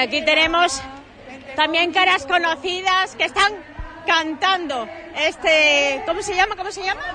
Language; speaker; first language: Spanish; native; Spanish